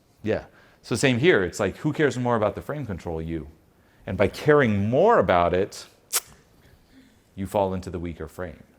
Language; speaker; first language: English; non-native, fluent; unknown